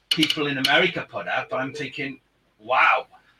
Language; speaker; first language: English; native; English